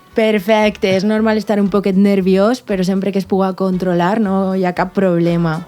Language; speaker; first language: Catalan; native; Catalan